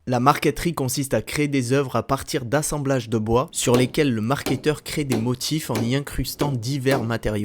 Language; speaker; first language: French; native; French